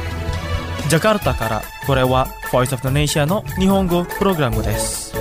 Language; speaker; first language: Japanese; non-native, fluent; Indonesian